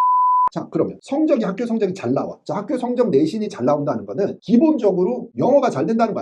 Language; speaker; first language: Korean; native; Korean